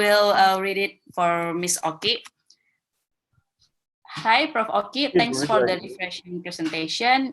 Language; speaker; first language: English; non-native, fluent; Indonesian